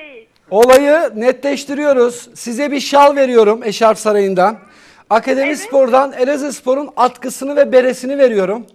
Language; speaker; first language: Turkish; native; Turkish